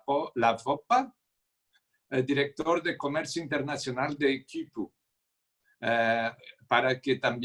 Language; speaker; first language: Spanish; non-native, fluent; Portuguese